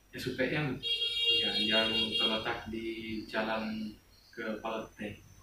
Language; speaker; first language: Indonesian; non-native, fluent; Spanish